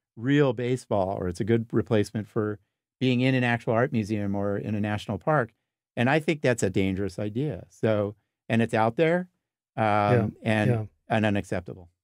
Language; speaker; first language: English; native; English